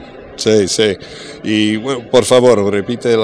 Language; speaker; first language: Spanish; early bilingual, heritage; English